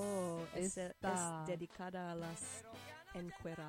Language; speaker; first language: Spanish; non-native, learner; English